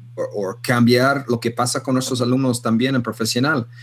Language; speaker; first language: Spanish; non-native, fluent; English